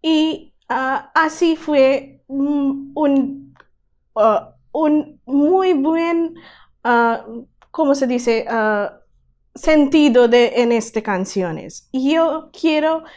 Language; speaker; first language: Spanish; non-native, learner; Bangla